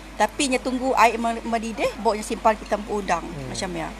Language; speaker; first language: Malay; native; Malay